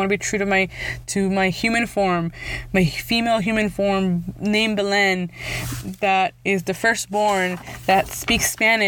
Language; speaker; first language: English; early bilingual, other home language; Spanish